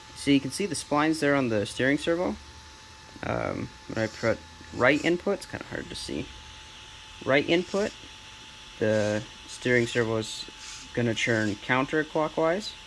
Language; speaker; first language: English; native; English